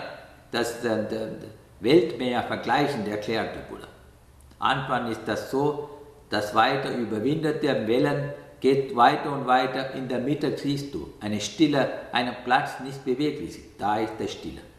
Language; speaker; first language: German; non-native, learner; Sinhala